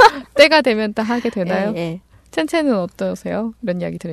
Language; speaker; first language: Korean; native; Korean